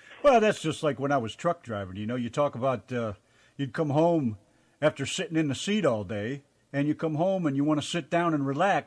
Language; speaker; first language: English; native; English